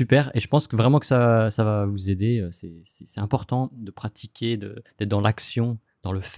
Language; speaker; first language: French; native; French